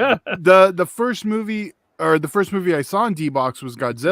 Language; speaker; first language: English; native; English